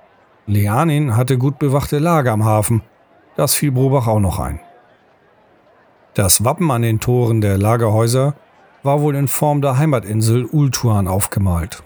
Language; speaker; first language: German; native; German